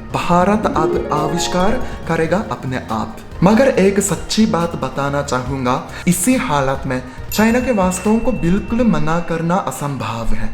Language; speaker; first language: Hindi; non-native, fluent; Japanese